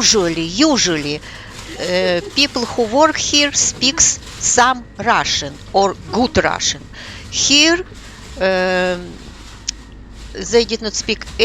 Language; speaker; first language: English; non-native, fluent; Russian